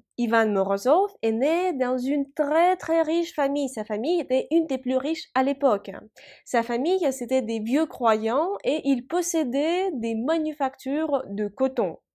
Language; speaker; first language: French; non-native, fluent; Russian